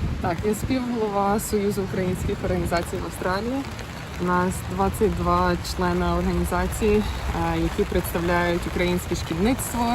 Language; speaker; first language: Ukrainian; early bilingual, heritage; Ukrainian